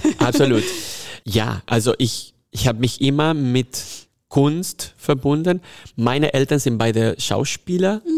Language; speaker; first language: German; non-native, fluent; Spanish